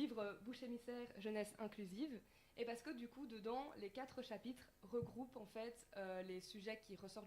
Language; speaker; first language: French; native; French